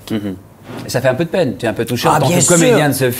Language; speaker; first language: French; native; French